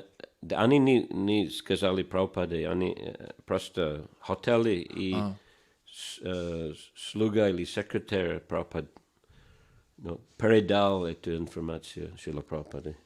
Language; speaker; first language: Russian; non-native, fluent; English